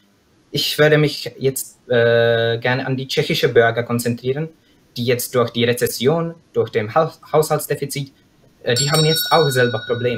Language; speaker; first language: German; non-native, fluent; Czech